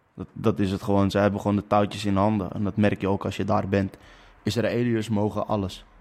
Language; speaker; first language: Dutch; native; Dutch